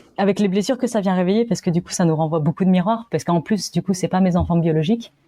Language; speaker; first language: French; native; French